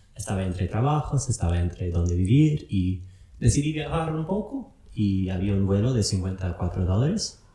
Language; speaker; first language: Spanish; non-native, fluent; English